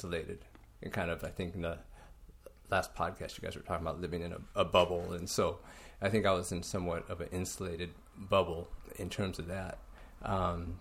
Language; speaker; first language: English; native; English